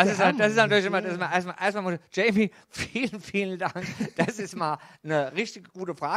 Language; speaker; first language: German; native; German